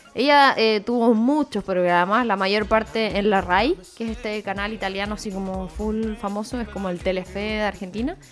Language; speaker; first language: Spanish; native; Spanish